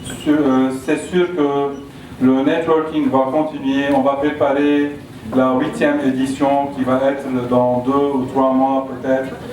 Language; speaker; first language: French; non-native, local second language; Arabic